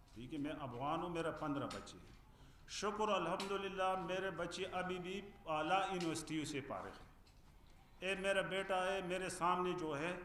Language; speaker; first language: Urdu; non-native, fluent; Pashto